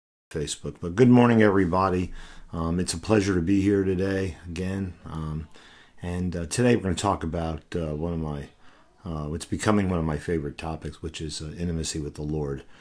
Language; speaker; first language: English; native; English